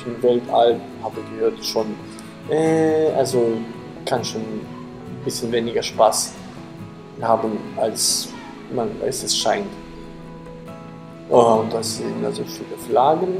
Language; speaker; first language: German; non-native, fluent; Ukrainian